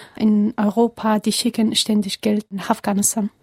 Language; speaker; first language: German; non-native, fluent; Persian